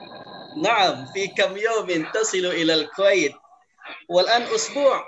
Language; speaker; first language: Arabic; non-native, fluent; Indonesian